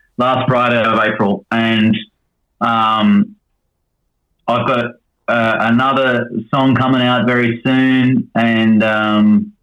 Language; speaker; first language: English; native; English